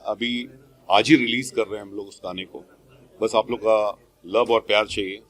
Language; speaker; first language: Hindi; native; Hindi